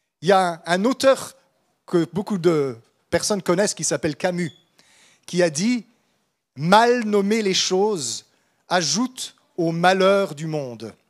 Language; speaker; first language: French; native; French